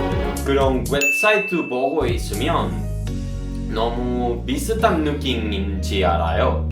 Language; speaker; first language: Korean; non-native, learner; Spanish